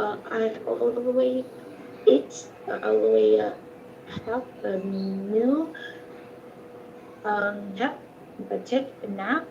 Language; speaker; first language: English; non-native, learner; Vietnamese